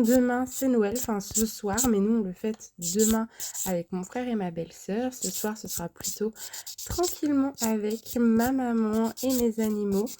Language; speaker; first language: French; native; French